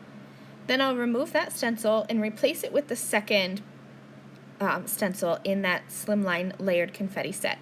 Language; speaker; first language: English; native; English